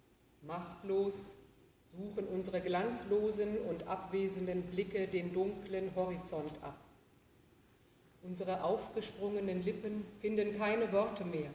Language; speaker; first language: German; native; German